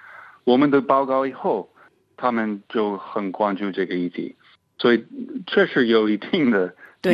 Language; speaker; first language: Chinese; non-native, fluent; English